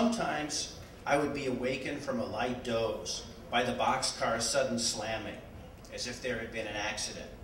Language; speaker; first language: English; native; English